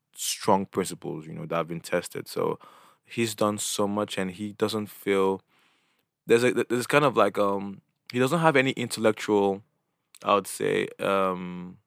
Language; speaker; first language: English; non-native, local second language; Igbo